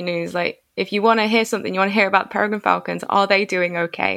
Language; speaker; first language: English; native; English